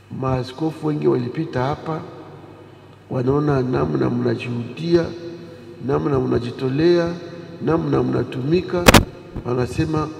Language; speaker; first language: Swahili; native; Swahili